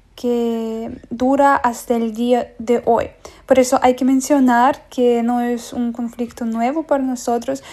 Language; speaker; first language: Spanish; non-native, fluent; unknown